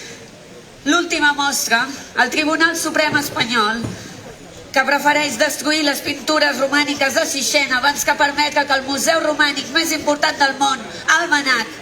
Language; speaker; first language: Catalan; native; Catalan